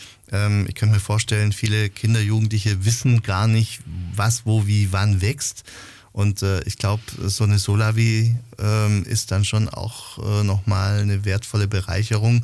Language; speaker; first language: German; native; German